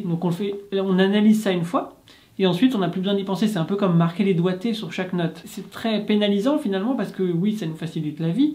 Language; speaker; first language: French; native; French